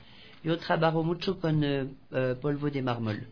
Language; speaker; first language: Spanish; non-native, fluent; French